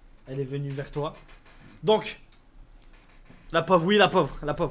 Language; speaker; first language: French; native; French